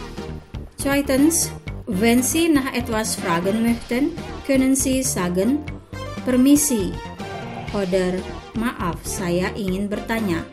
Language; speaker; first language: German; non-native, fluent; Indonesian